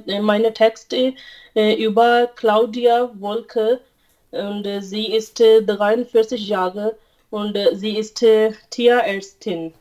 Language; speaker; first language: German; non-native, learner; Urdu